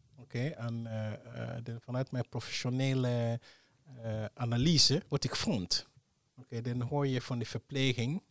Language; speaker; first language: Dutch; non-native, fluent; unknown